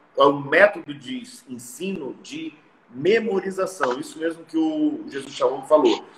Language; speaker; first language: Portuguese; native; Portuguese